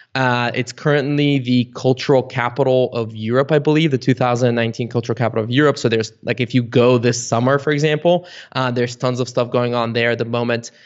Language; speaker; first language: English; early bilingual, other home language; Bulgarian